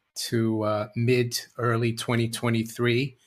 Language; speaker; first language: English; non-native, fluent; Portuguese